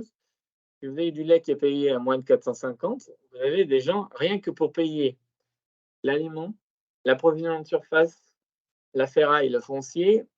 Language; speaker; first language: French; native; French